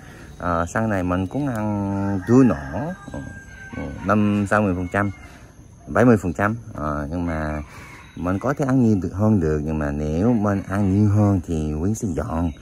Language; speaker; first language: Vietnamese; non-native, learner; Korean